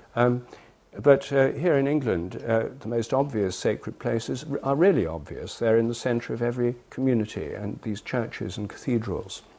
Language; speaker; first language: English; native; English